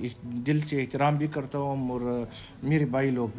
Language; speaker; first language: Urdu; non-native, local second language; Pashto